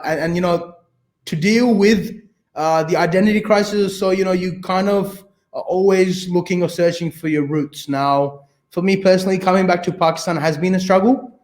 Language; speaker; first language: English; early bilingual, other home language; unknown